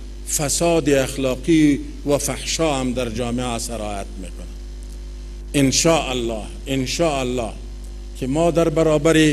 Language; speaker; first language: Persian; non-native, local second language; Pashto